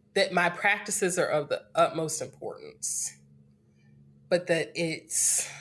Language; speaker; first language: English; native; English